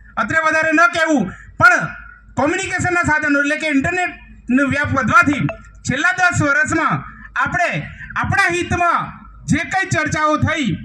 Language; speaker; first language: Gujarati; native; Gujarati